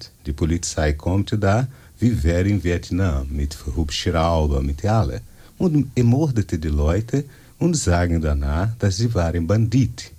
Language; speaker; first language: German; non-native, learner; Portuguese